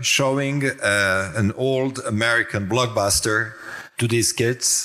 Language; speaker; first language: English; non-native, fluent; Croatian